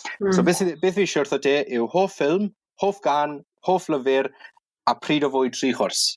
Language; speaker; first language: Welsh; native; Welsh